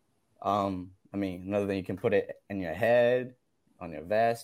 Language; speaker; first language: English; non-native, fluent; Burmese